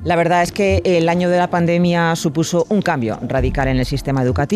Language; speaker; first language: Spanish; native; Spanish